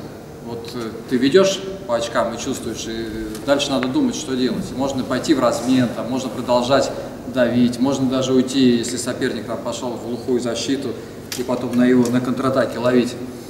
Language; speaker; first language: Russian; native; Russian